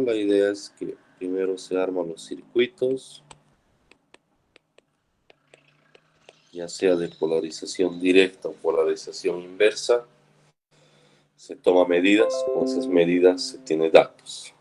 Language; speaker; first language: Spanish; native; Spanish